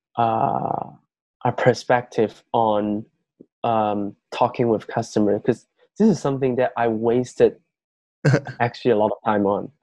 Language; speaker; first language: English; non-native, fluent; Chinese